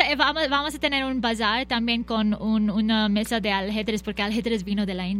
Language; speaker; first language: Spanish; non-native, fluent; Bangla